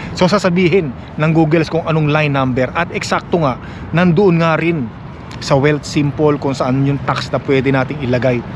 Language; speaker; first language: Filipino; native; Filipino